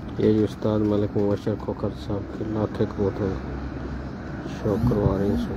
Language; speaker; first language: Hindi; non-native, local second language; Punjabi